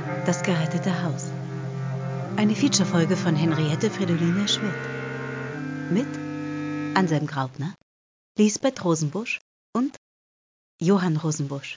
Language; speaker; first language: German; native; German